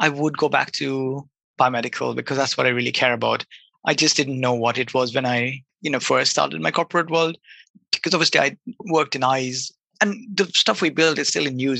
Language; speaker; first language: English; non-native, local second language; Bangla